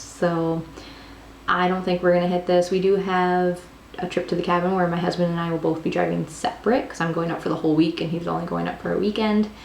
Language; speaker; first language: English; native; English